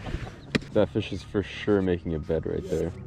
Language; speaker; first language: English; native; English